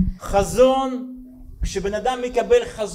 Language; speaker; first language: Hebrew; non-native, fluent; Russian